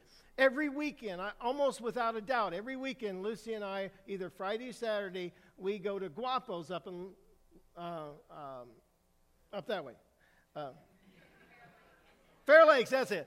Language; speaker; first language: English; native; English